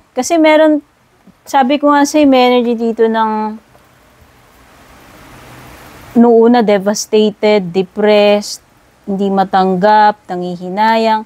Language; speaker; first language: Filipino; native; Filipino